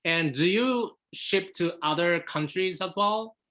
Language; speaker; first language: English; non-native, fluent; Japanese